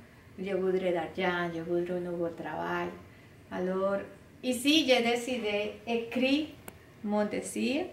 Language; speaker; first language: French; non-native, learner; Spanish